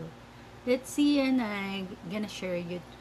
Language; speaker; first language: English; non-native, learner; Filipino